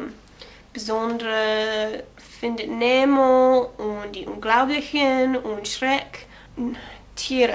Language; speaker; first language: German; non-native, learner; English